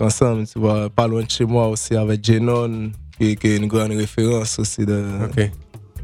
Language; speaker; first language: French; native; French